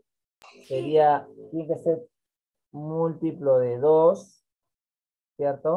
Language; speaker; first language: Spanish; native; Spanish